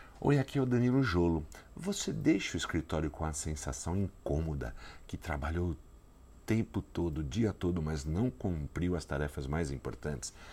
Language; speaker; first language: Portuguese; native; Portuguese